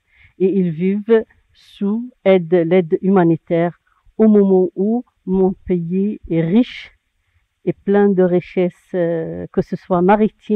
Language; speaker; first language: French; non-native, local second language; Arabic